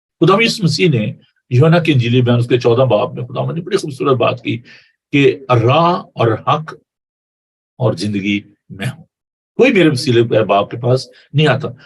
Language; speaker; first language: Urdu; non-native, local second language; Punjabi